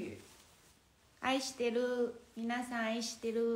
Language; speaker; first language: Japanese; non-native, learner; Chinese